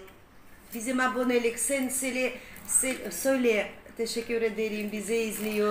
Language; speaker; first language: Turkish; non-native, learner; Russian